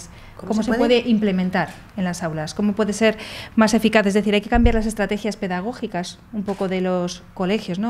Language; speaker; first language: Spanish; native; Spanish